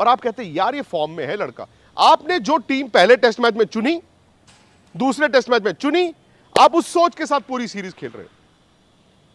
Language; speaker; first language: Hindi; native; Hindi